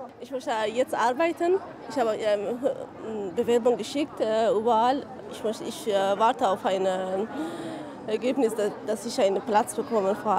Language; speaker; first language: German; non-native, learner; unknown